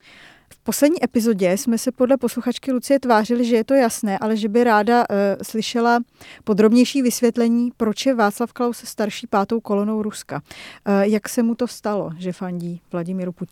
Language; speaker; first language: Czech; native; Czech